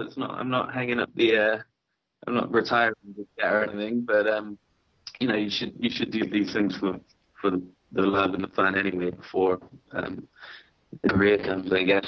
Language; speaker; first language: English; native; English